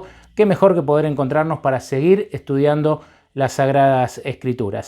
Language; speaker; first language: Spanish; native; Spanish